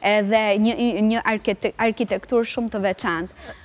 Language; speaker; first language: Albanian; native; Albanian